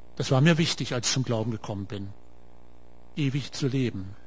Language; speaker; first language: German; native; German